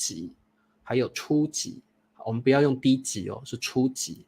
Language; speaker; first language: Chinese; native; Chinese